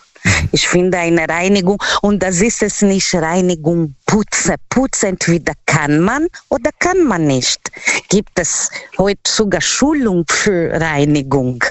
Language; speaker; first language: German; non-native, learner; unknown